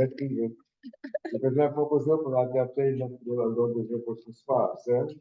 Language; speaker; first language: French; native; French